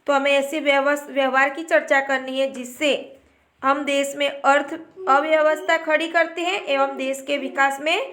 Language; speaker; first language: Hindi; non-native, local second language; Gujarati